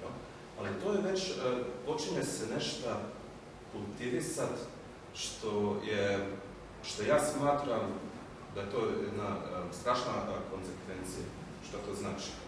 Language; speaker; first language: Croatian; early bilingual, heritage; German